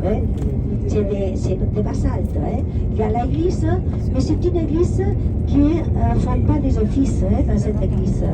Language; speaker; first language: French; non-native, learner; Spanish